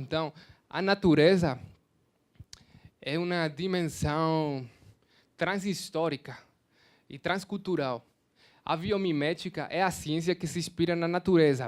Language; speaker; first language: Portuguese; non-native, fluent; Spanish